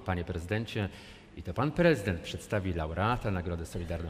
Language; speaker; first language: Polish; native; Polish